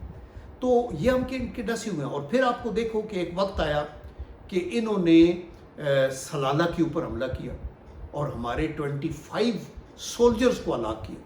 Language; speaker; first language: Urdu; native; Urdu